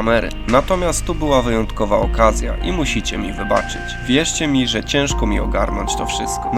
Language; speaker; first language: Polish; native; Polish